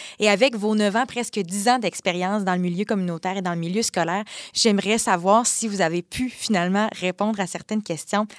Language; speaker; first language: French; native; French